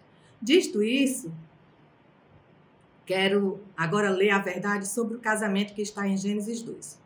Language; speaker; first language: Portuguese; native; Portuguese